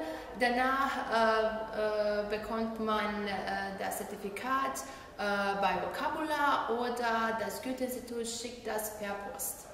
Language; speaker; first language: German; non-native, learner; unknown